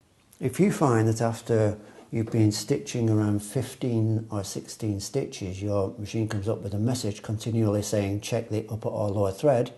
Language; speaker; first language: English; native; English